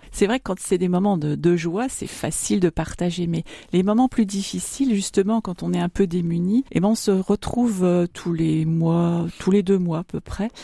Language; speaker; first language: French; native; French